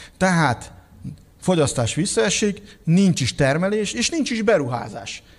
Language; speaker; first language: Hungarian; native; Hungarian